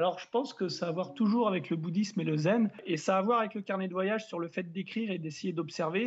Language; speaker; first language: French; native; French